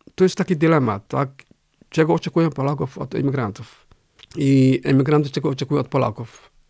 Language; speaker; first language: Polish; non-native, fluent; Somali